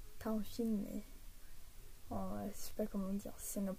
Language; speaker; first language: French; early bilingual, heritage; English